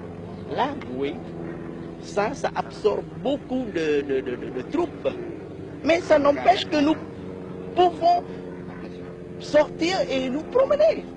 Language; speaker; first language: French; non-native, local second language; Khmer